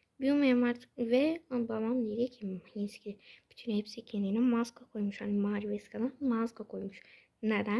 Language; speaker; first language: Turkish; early bilingual, heritage; Turkish